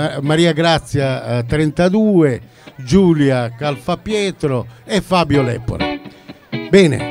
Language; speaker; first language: Italian; native; Italian